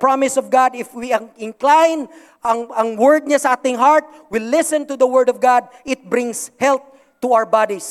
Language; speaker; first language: English; non-native, local second language; Cebuano